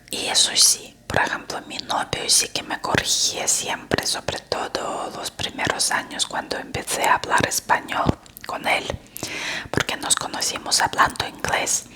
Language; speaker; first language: Spanish; non-native, fluent; Russian